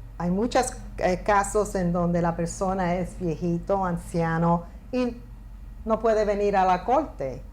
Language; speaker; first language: Spanish; early bilingual, heritage; Spanish